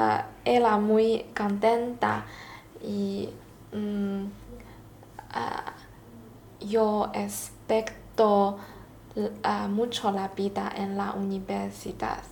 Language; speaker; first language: Spanish; non-native, learner; Chinese